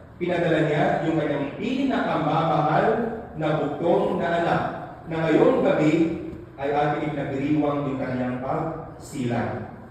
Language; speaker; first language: Filipino; non-native, local second language; Hiligaynon